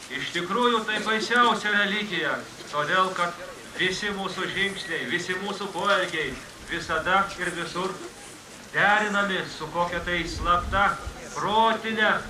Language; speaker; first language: Lithuanian; native; Lithuanian